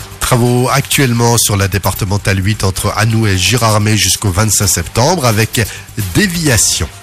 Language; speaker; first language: French; native; French